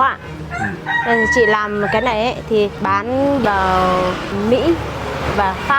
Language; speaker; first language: Vietnamese; non-native, local second language; Hmong